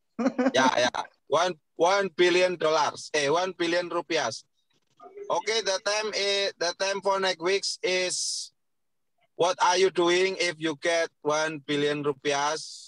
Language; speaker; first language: English; non-native, learner; Indonesian